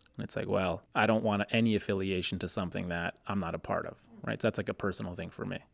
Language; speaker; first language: English; native; English